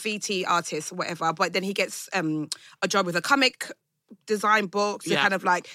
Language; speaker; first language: English; non-native, local second language; Yoruba